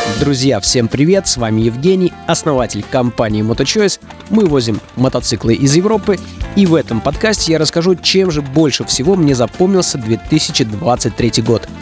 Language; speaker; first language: Russian; native; Russian